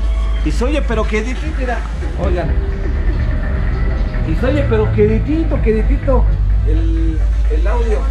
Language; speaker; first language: Spanish; native; Spanish